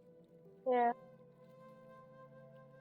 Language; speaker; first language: English; non-native, learner; Vietnamese